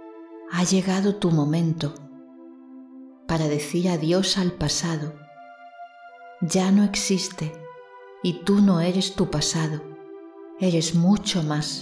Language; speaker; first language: Spanish; native; Spanish